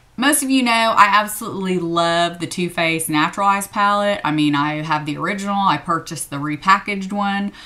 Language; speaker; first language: English; native; English